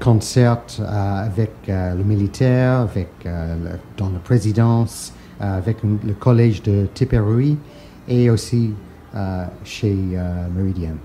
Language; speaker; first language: French; non-native, fluent; English